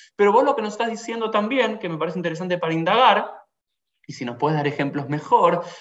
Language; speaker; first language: Spanish; native; Spanish